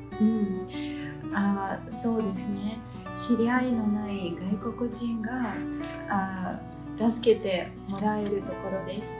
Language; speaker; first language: Japanese; non-native, fluent; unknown